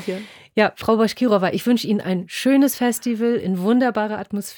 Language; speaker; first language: German; native; German